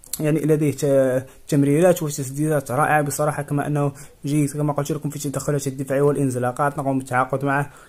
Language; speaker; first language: Arabic; native; Arabic